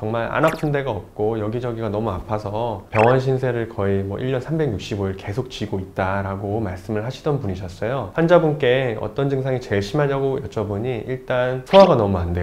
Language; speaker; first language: Korean; native; Korean